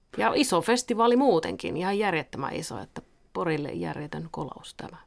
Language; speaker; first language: Finnish; native; Finnish